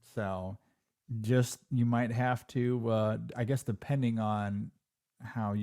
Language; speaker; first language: English; native; English